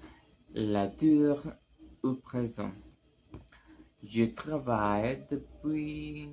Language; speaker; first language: French; non-native, learner; Spanish